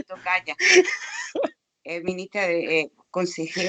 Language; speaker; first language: Spanish; native; Spanish